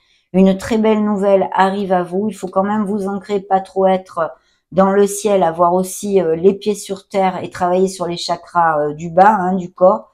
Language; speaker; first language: French; native; French